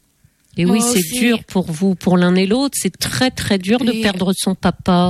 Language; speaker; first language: French; native; French